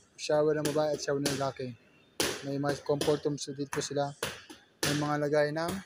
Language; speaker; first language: Filipino; native; Filipino